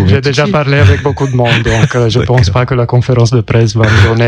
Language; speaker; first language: French; non-native, local second language; German